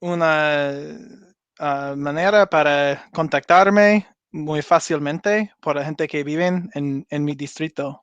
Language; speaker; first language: Spanish; non-native, learner; English